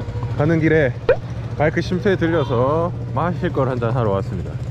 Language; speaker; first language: Korean; native; Korean